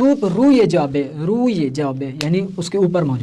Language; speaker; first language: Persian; non-native, fluent; Urdu